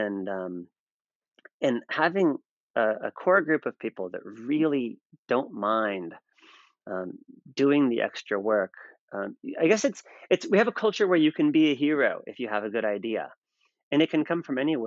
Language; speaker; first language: English; native; English